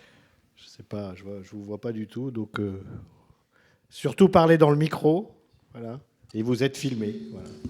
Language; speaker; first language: French; native; French